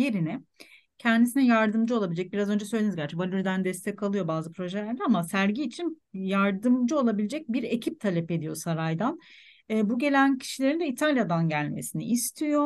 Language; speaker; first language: Turkish; native; Turkish